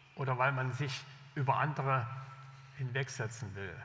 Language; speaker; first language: German; native; German